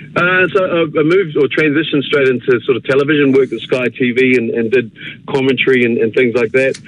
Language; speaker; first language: English; native; English